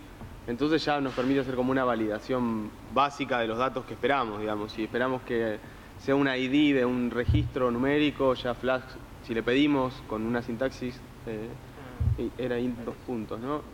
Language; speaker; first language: Spanish; native; Spanish